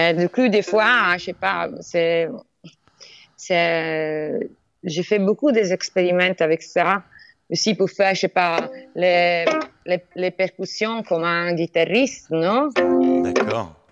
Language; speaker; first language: French; non-native, learner; Italian